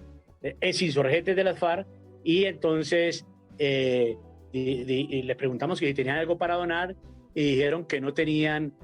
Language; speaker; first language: Spanish; native; Spanish